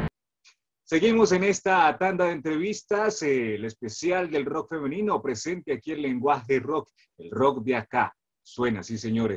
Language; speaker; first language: Spanish; native; Spanish